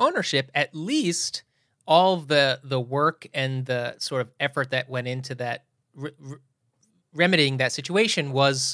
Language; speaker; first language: English; native; English